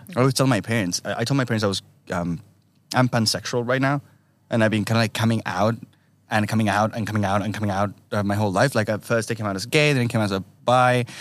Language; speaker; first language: English; non-native, fluent; Spanish